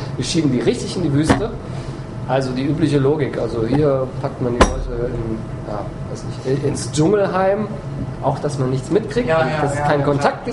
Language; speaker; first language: German; native; German